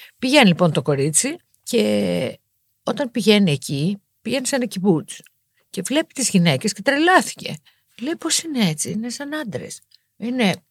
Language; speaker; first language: Greek; native; Greek